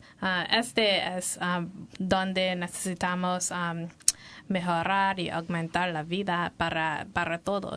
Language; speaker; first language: Spanish; non-native, learner; English